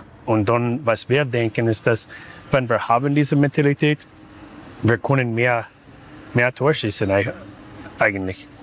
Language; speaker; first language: German; non-native, fluent; English